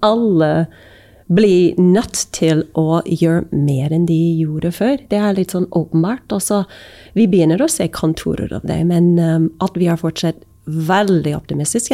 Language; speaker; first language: Norwegian; non-native, fluent; English